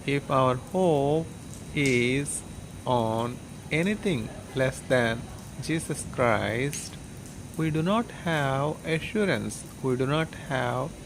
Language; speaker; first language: English; non-native, local second language; Telugu